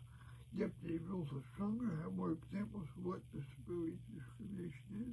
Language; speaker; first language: English; native; English